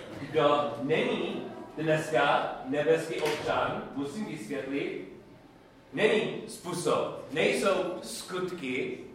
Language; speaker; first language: Czech; non-native, learner; English